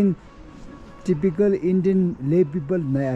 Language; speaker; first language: Hindi; non-native, learner; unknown